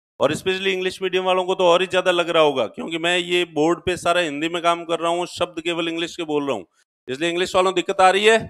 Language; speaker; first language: Hindi; non-native, local second language; Marwari